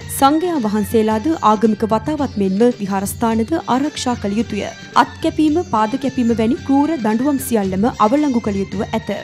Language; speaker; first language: Sinhala; native; Sinhala